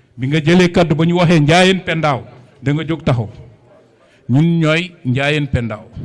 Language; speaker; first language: Wolof; non-native, local second language; Fula